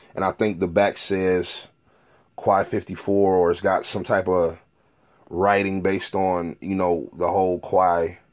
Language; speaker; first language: English; native; English